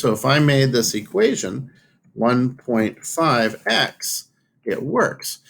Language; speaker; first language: English; native; English